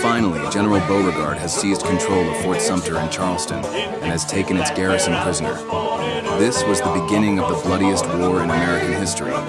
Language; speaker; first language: English; native; English